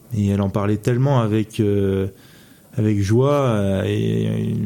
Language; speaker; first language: French; native; French